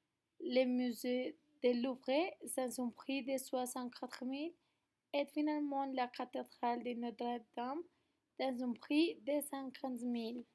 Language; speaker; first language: French; non-native, learner; Spanish